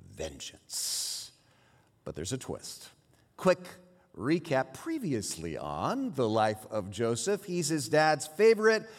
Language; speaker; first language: English; early bilingual, other home language; Swiss German